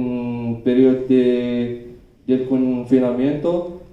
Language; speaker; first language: Spanish; non-native, learner; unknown